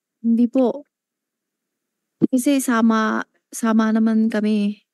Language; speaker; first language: Filipino; non-native, learner; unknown